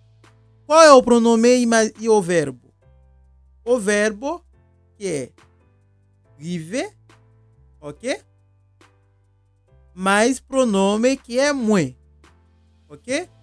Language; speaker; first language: Portuguese; non-native, local second language; Haitian Creole